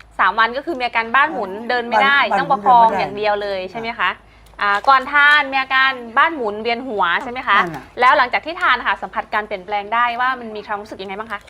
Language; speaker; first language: Thai; native; Thai